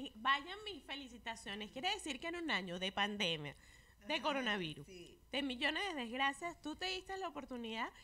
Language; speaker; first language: Spanish; native; Spanish